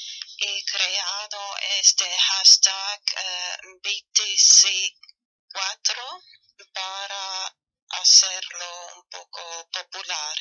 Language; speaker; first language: Spanish; non-native, fluent; German